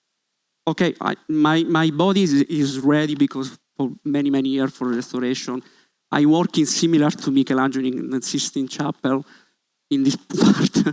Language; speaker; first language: English; non-native, learner; Italian